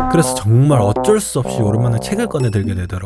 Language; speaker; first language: Korean; native; Korean